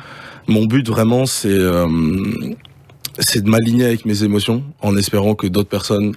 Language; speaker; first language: French; native; French